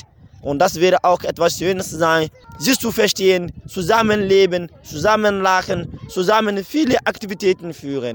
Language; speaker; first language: German; non-native, learner; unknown